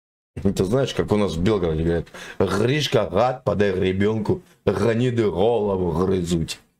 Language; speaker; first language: Russian; native; Russian